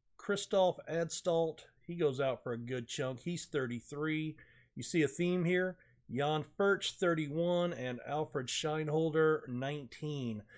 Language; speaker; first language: English; native; English